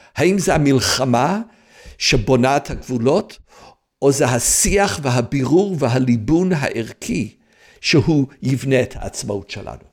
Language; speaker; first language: Hebrew; non-native, fluent; English